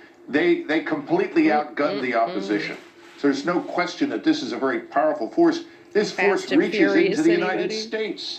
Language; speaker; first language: English; native; English